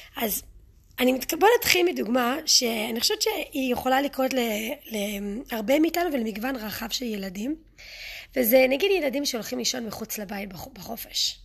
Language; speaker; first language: Hebrew; early bilingual, other home language; English